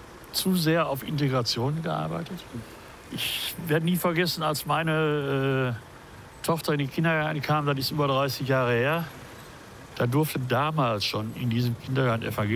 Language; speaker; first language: German; native; German